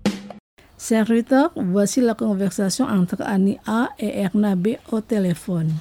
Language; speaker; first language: French; non-native, fluent; Indonesian